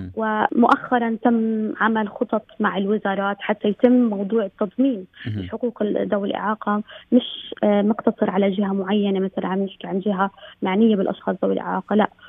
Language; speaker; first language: Arabic; native; Arabic